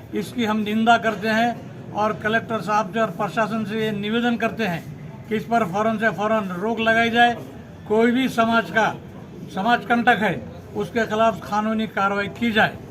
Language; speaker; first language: Hindi; non-native, local second language; Urdu